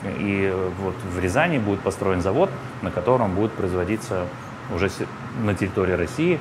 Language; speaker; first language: Russian; native; Russian